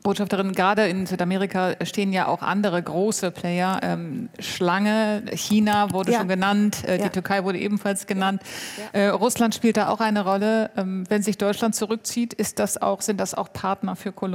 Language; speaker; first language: German; native; German